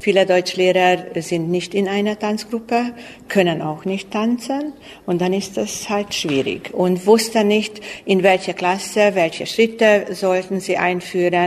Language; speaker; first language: German; non-native, local second language; Hungarian